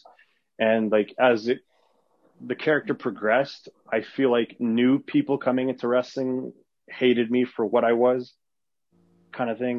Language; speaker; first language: English; non-native, fluent; Arabic